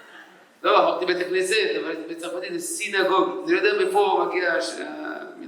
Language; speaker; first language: Hebrew; non-native, fluent; French